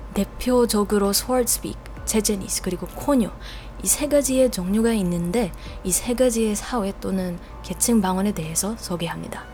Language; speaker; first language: Korean; non-native, fluent; Filipino